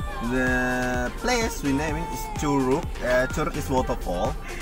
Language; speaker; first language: English; non-native, learner; Indonesian